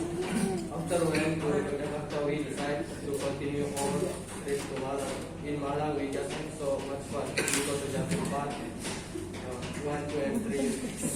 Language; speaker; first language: English; non-native, learner; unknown